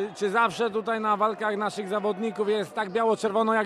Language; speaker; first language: Polish; native; Polish